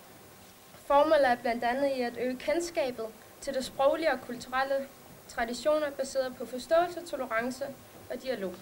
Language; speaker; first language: Danish; non-native, local second language; Kalaallisut